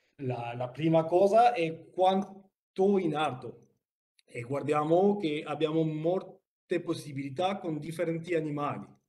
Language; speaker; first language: Italian; non-native, learner; French